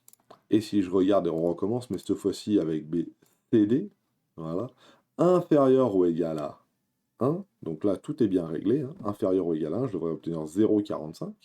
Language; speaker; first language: French; native; French